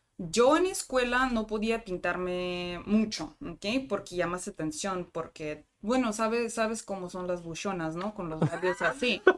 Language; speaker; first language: Spanish; non-native, fluent; Russian